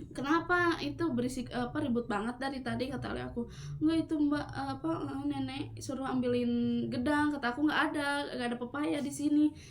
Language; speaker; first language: Indonesian; native; Indonesian